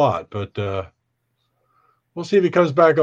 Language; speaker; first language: English; native; English